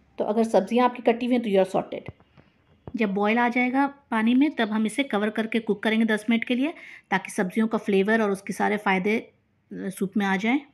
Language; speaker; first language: Hindi; native; Hindi